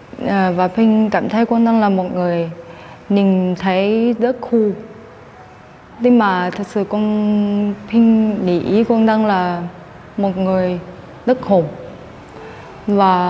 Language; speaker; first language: Vietnamese; non-native, learner; Chinese